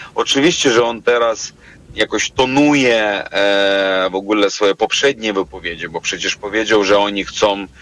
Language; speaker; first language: Polish; non-native, fluent; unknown